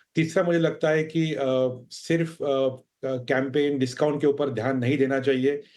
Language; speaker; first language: Hindi; non-native, local second language; Marathi